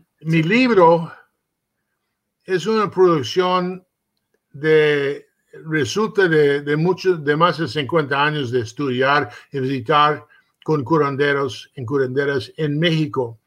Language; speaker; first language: Spanish; early bilingual, heritage; Spanish